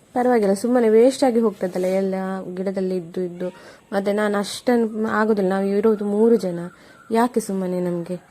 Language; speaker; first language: Kannada; non-native, local second language; Tulu